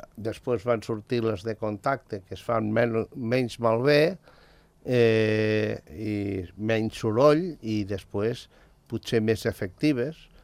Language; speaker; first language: Catalan; native; Catalan